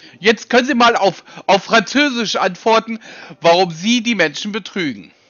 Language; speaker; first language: German; native; German